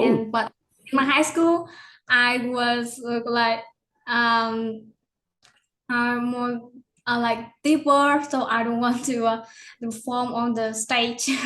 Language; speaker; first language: English; non-native, learner; Vietnamese